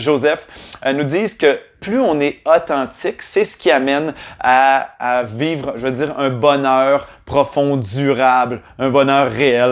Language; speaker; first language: French; native; French